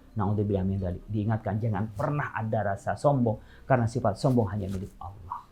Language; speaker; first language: Indonesian; non-native, local second language; Madurese